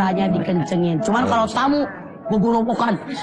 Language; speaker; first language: Indonesian; native; Indonesian